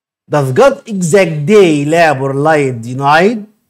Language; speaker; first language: English; non-native, fluent; Arabic